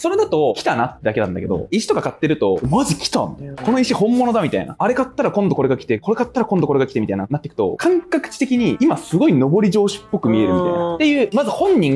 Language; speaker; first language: Japanese; native; Japanese